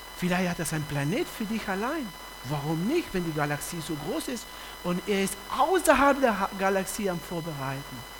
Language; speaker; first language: German; non-native, fluent; Spanish